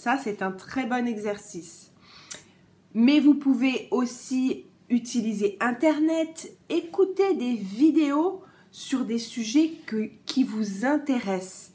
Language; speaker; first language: French; native; French